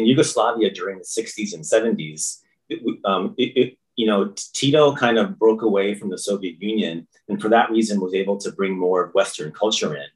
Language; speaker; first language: English; early bilingual, other home language; Croatian